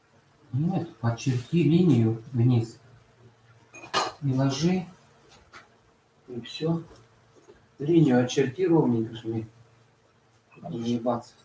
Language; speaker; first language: Russian; native; Russian